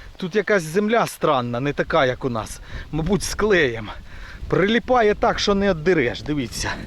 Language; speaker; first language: Ukrainian; non-native, local second language; Russian